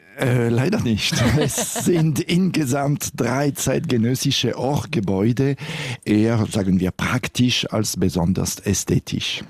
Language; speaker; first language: German; non-native, local second language; French